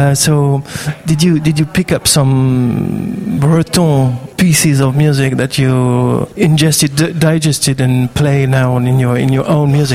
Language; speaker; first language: English; non-native, fluent; French